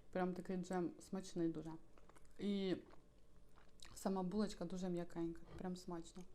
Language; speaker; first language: Ukrainian; native; Ukrainian